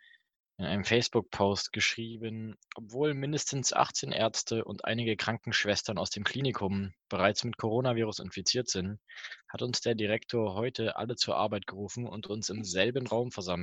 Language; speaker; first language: German; native; German